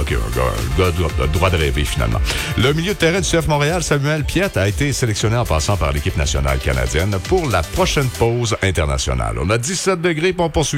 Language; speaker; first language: French; native; French